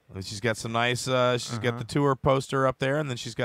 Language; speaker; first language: English; native; English